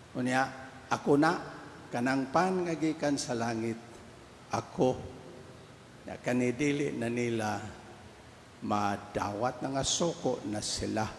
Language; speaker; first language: Cebuano; native; Cebuano